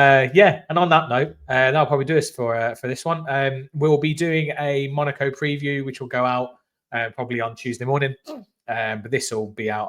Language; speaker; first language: English; native; English